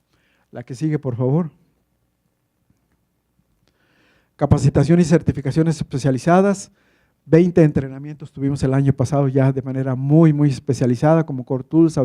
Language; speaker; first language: Spanish; native; Spanish